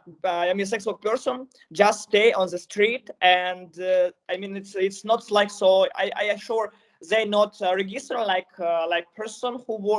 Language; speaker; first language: English; non-native, learner; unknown